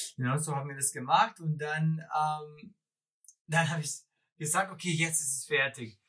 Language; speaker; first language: German; non-native, fluent; English